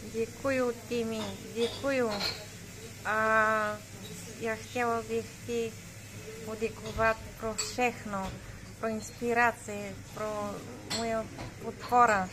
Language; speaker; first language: Czech; non-native, learner; Bulgarian